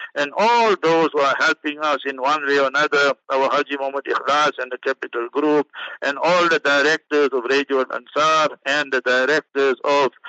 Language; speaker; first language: English; native; English